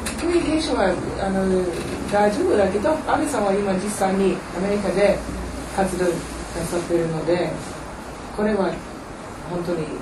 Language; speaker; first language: Japanese; non-native, fluent; English